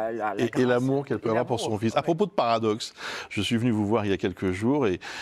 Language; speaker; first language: French; native; French